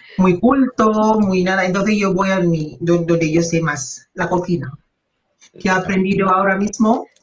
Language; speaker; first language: Spanish; non-native, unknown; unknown